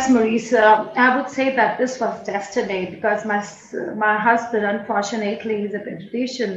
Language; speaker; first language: English; non-native, local second language; Hindi